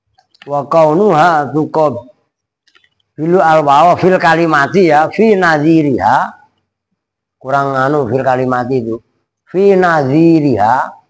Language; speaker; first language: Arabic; non-native, fluent; Indonesian